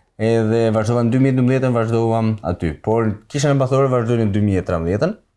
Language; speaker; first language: Albanian; native; Albanian